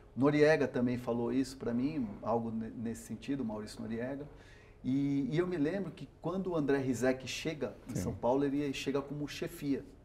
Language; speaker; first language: Portuguese; non-native, local second language; Spanish